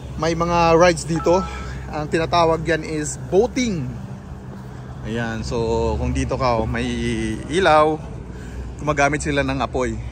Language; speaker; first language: Filipino; non-native, local second language; Cebuano